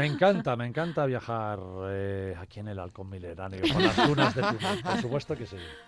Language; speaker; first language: Spanish; native; Spanish